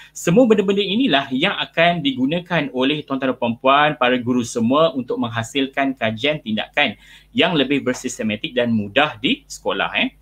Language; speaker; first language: Malay; native; Malay